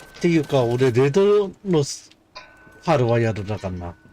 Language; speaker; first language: Japanese; native; Japanese